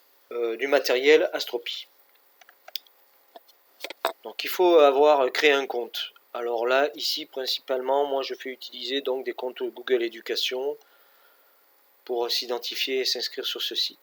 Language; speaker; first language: French; native; French